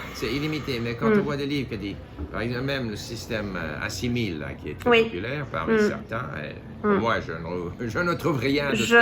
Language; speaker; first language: French; non-native, fluent; English